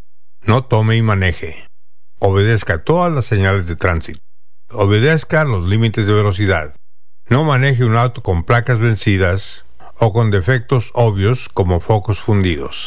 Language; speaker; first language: Spanish; native; Spanish